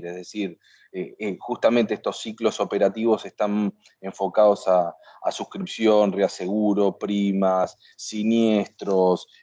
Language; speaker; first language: Spanish; native; Spanish